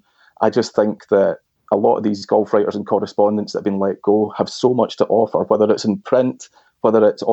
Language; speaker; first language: English; native; English